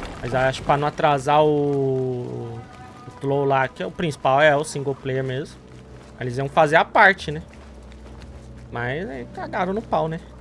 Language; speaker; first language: Portuguese; native; Portuguese